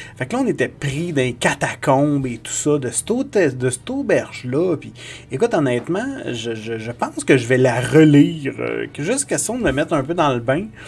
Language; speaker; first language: French; native; French